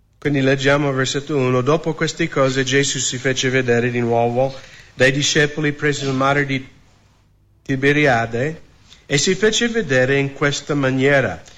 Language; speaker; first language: Italian; non-native, fluent; English